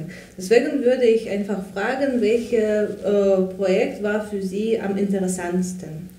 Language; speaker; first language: German; non-native, fluent; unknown